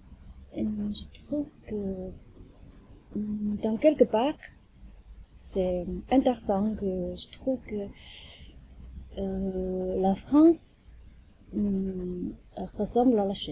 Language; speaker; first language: French; non-native, learner; Chinese